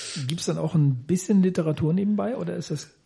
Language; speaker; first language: German; native; German